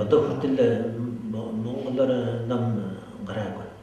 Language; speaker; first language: Mongolian; non-native, fluent; French